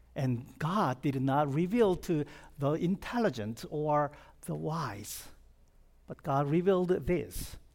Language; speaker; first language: English; non-native, fluent; Korean